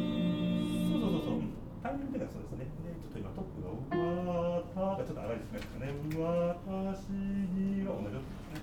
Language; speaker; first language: Japanese; native; Japanese